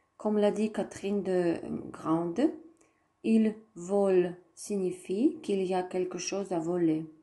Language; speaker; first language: French; non-native, fluent; Russian